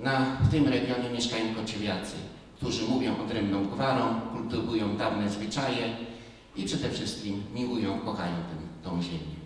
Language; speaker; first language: Polish; native; Polish